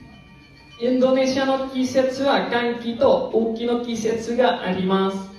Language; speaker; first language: Japanese; non-native, learner; Indonesian